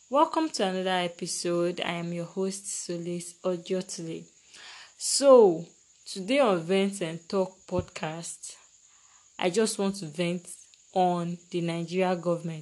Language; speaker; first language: English; non-native, local second language; Yoruba